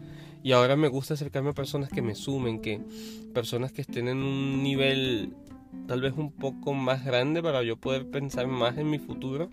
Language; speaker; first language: Spanish; native; Spanish